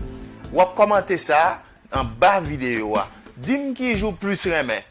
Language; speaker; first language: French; non-native, local second language; Haitian Creole